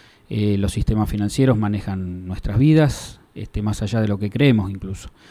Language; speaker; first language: Spanish; native; Spanish